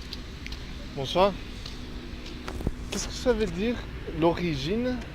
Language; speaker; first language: French; non-native, learner; Portuguese